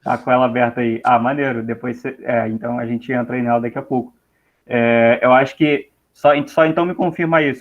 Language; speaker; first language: Portuguese; native; Portuguese